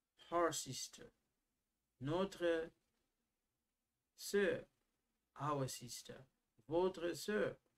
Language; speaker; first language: French; non-native, local second language; Lingala